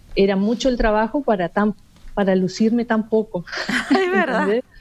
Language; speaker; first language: Spanish; native; Spanish